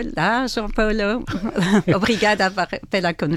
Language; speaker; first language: Portuguese; non-native, fluent; French